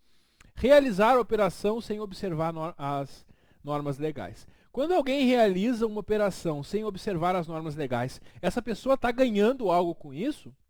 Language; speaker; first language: Portuguese; native; Portuguese